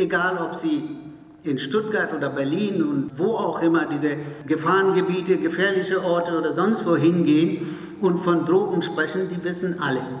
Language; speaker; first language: German; non-native, fluent; Portuguese